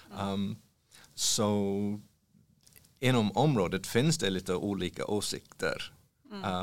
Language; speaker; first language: Swedish; non-native, fluent; English